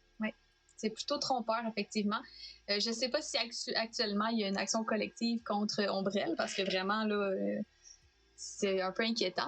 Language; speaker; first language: French; native; French